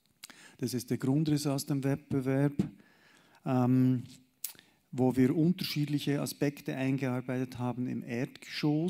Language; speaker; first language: German; native; German